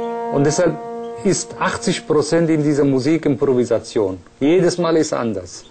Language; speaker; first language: German; non-native, fluent; Persian